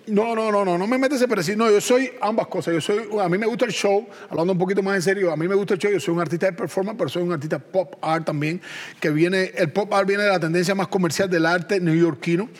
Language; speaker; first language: Spanish; native; Spanish